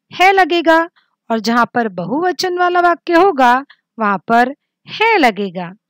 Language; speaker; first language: Hindi; non-native, local second language; Marathi